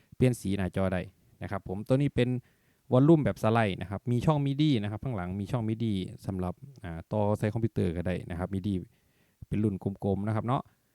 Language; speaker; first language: Thai; non-native, local second language; Northeastern Thai